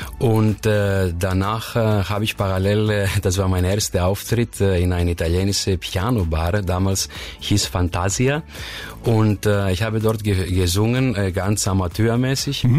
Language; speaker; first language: German; non-native, fluent; Greek